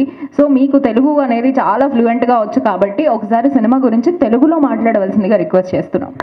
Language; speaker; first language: Telugu; native; Telugu